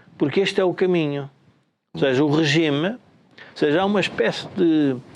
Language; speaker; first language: Portuguese; native; Portuguese